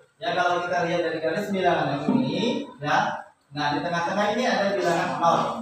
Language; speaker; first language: Indonesian; native; Indonesian